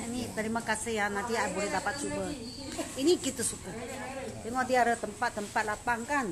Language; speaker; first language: Malay; non-native, local second language; Chinese